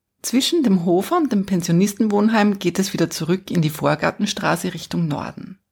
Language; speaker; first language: German; native; German